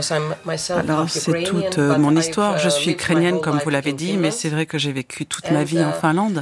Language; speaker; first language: French; non-native, fluent; Ukrainian